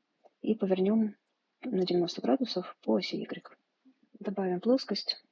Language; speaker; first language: Russian; native; Russian